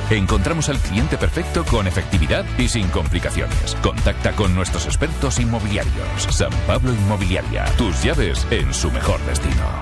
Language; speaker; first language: Spanish; native; Spanish